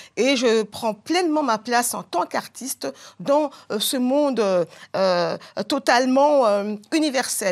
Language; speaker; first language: French; non-native, local second language; Bambara